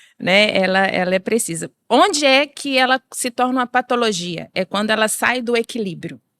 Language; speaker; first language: Portuguese; native; Portuguese